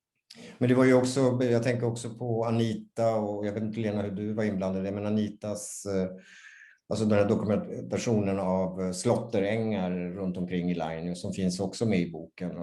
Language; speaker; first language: Swedish; native; Swedish